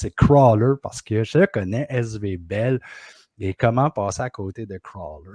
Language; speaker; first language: French; native; French